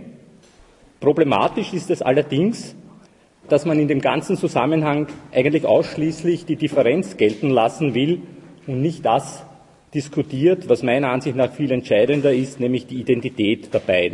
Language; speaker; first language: German; native; German